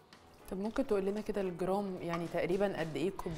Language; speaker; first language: Arabic; native; Arabic